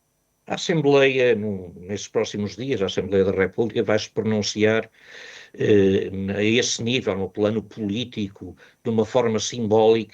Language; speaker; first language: Portuguese; native; Portuguese